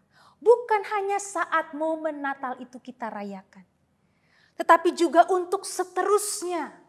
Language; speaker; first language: Indonesian; native; Indonesian